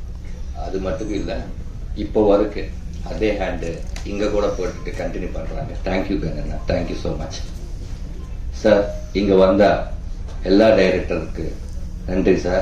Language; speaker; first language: Tamil; non-native, learner; Telugu